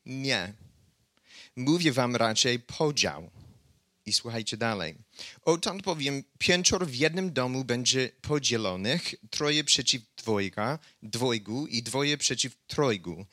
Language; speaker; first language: Polish; non-native, fluent; English